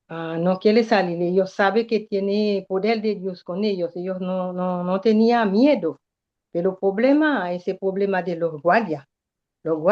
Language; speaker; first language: Spanish; non-native, learner; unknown